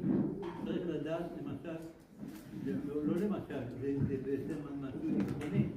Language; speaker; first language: Hebrew; non-native, fluent; French